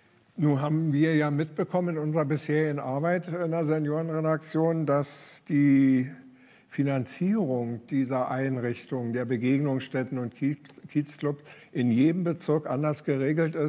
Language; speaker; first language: German; native; German